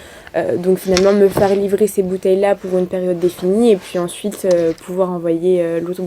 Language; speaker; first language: French; native; French